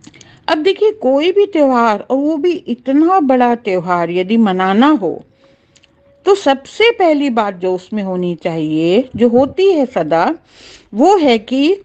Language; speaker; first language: Hindi; native; Hindi